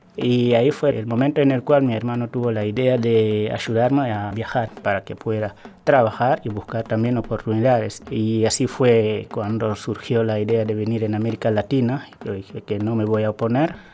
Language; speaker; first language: Spanish; non-native, fluent; Wolof